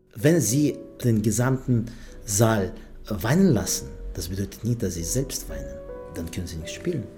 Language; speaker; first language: German; non-native, fluent; Russian